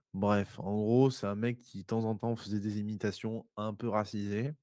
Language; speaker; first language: French; native; French